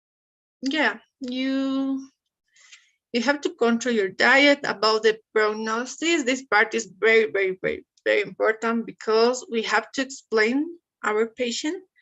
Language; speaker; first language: English; non-native, learner; Spanish